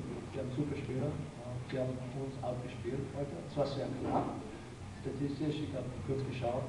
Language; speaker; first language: German; non-native, fluent; English